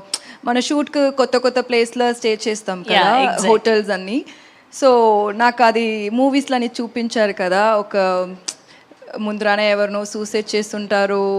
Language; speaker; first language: Telugu; non-native, learner; Tamil